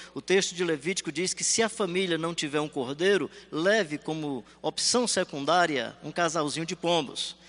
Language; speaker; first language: Portuguese; native; Portuguese